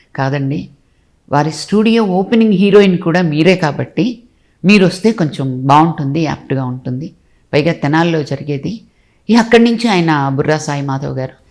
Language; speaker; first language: Telugu; native; Telugu